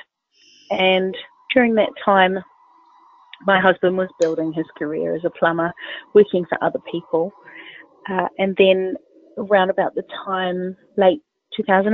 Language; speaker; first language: English; native; English